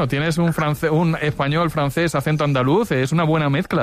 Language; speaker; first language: Spanish; native; Spanish